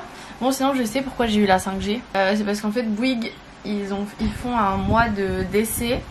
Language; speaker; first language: French; native; French